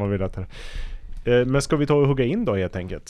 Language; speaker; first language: Swedish; native; Swedish